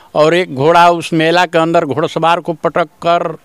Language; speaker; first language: Hindi; native; Hindi